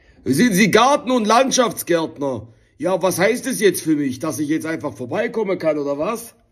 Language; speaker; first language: German; native; German